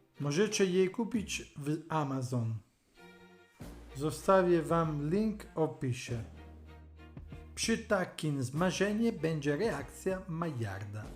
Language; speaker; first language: Polish; non-native, learner; Italian